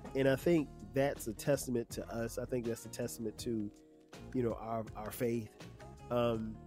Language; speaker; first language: English; native; English